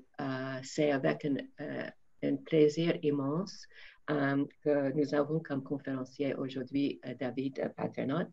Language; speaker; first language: French; non-native, fluent; English